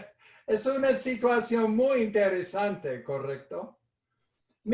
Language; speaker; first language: Spanish; non-native, fluent; English